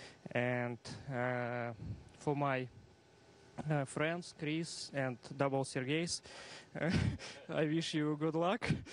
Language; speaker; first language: English; non-native, fluent; Russian